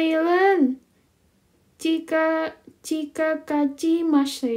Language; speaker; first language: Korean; non-native, fluent; Indonesian